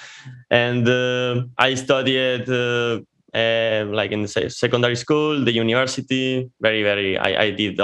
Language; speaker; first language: English; non-native, fluent; Spanish